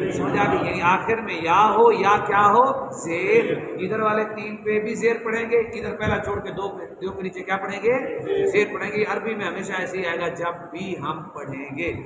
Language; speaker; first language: Urdu; non-native, local second language; Punjabi